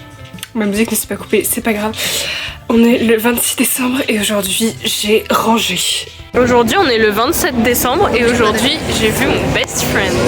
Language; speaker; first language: French; native; French